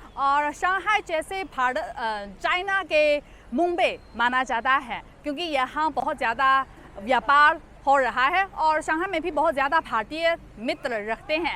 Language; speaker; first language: Hindi; non-native, fluent; Chinese